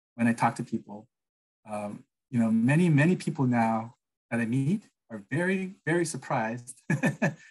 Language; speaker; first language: English; non-native, fluent; Korean